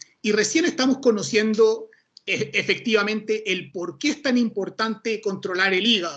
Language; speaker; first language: Spanish; native; Spanish